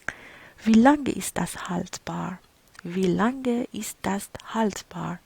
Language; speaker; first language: German; non-native, fluent; Persian